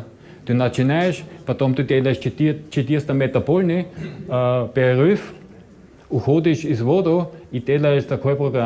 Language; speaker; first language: Russian; non-native, learner; German